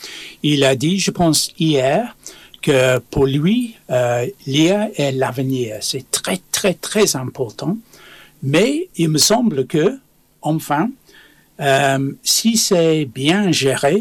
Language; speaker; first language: French; non-native, fluent; English